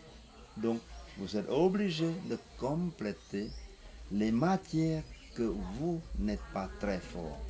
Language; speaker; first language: French; non-native, fluent; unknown